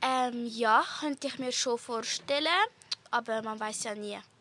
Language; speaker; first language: German; native; German